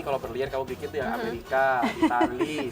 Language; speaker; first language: Indonesian; native; Indonesian